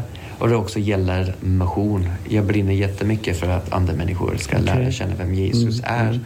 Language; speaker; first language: Swedish; non-native, fluent; English